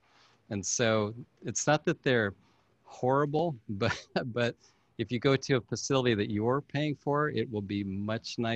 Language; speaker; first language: English; native; English